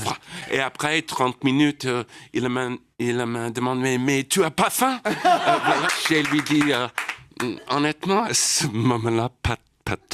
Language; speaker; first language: French; non-native, learner; English